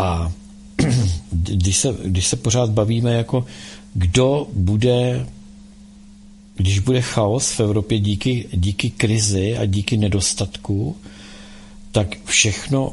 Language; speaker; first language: Czech; native; Czech